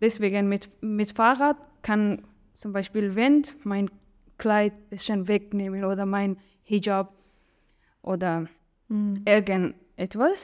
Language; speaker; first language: German; non-native, learner; Persian